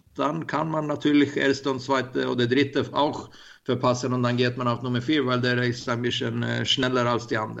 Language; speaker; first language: German; non-native, learner; Swedish